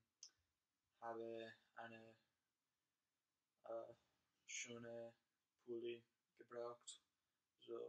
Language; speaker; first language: German; non-native, learner; English